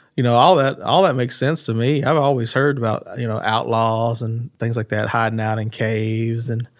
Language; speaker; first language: English; native; English